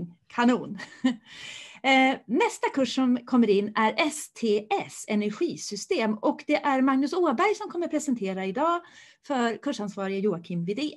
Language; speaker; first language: Swedish; native; Swedish